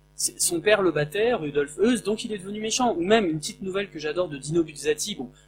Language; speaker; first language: French; native; French